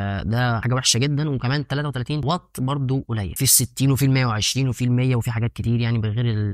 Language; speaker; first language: Arabic; native; Arabic